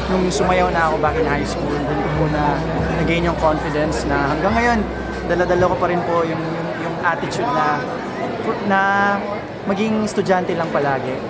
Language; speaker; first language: Filipino; non-native, local second language; Cebuano